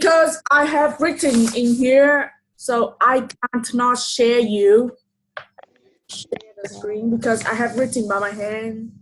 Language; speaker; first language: English; non-native, fluent; Vietnamese